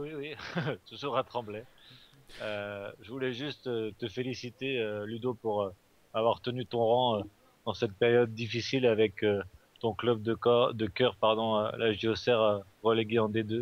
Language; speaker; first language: French; native; French